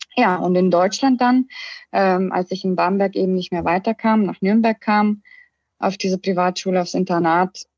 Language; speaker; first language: German; early bilingual, other home language; Russian